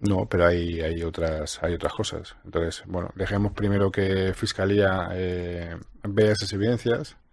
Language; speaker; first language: Spanish; native; Spanish